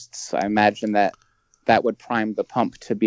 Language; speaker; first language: English; native; English